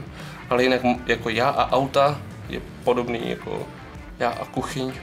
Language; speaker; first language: Czech; native; Czech